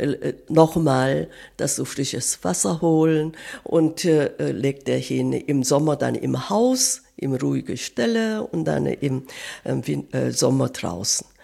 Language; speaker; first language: German; non-native, fluent; Korean